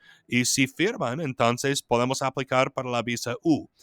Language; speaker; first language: Spanish; non-native, fluent; English